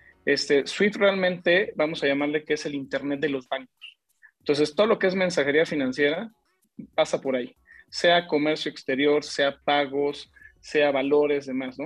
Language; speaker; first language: Spanish; native; Spanish